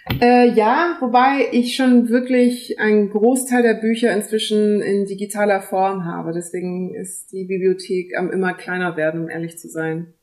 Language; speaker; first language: German; early bilingual, other home language; French